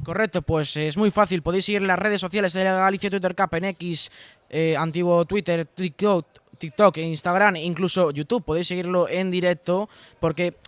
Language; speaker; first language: Spanish; non-native, local second language; Galician